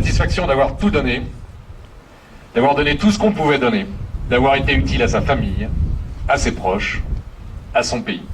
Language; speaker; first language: French; native; French